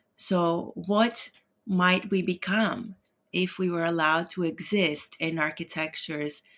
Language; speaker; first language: English; non-native, fluent; Greek